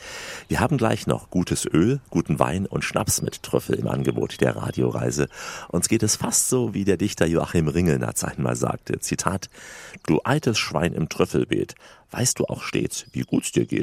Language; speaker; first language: German; native; German